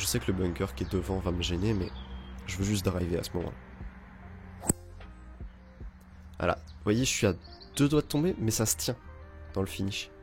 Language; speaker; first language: French; native; French